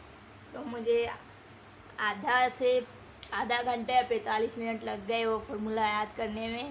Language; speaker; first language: Hindi; native; Hindi